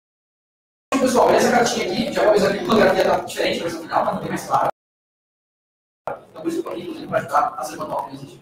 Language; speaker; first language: Portuguese; native; Portuguese